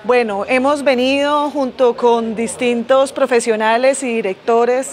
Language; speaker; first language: Spanish; native; Spanish